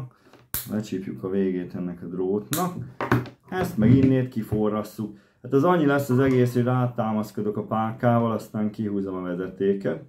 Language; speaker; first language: Hungarian; native; Hungarian